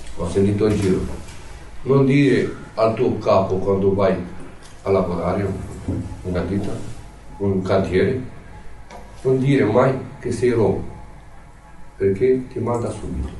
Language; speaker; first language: Italian; non-native, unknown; Romany